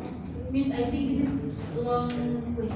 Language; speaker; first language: English; non-native, fluent; Indonesian